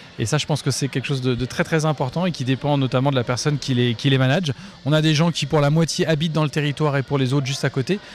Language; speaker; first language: French; native; French